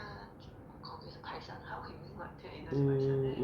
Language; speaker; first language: Korean; native; Korean